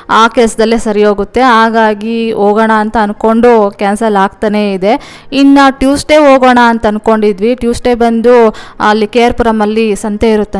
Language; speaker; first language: Kannada; native; Kannada